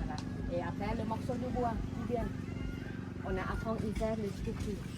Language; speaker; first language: French; non-native, learner; Thai